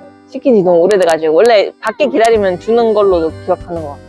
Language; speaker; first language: Korean; non-native, fluent; English